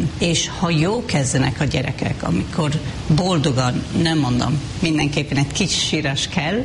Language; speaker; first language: Hungarian; non-native, fluent; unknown